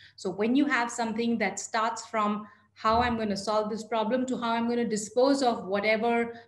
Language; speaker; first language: English; non-native, local second language; Hindi